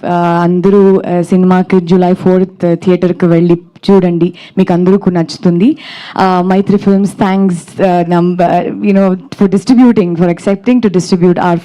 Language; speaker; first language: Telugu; non-native, learner; Kannada